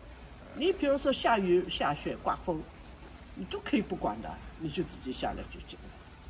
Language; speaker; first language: Chinese; non-native, local second language; Wu Chinese